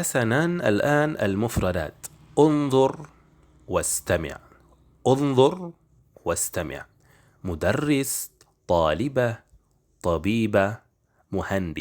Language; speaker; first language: Arabic; non-native, fluent; Indonesian